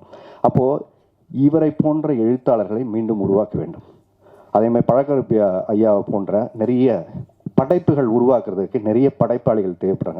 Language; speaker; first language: Tamil; native; Tamil